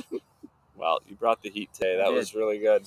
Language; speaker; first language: English; native; English